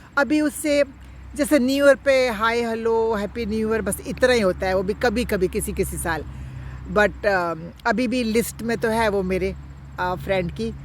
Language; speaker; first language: Hindi; native; Hindi